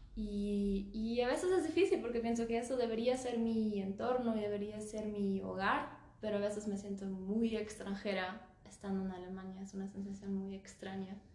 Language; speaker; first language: Spanish; early bilingual, heritage; Spanish